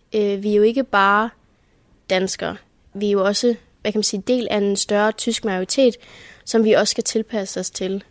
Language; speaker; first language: Danish; early bilingual, heritage; Danish